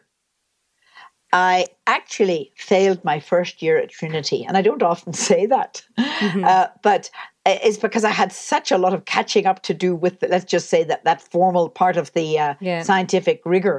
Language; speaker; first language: English; native; English